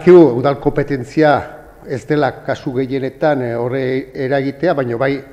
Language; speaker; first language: Basque; native; Basque